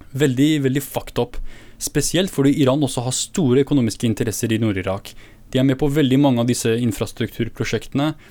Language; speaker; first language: Norwegian; early bilingual, other home language; Kurdish